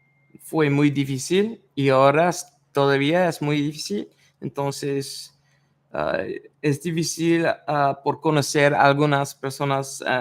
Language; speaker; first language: Spanish; non-native, learner; English